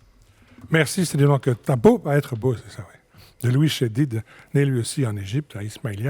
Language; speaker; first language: French; native; French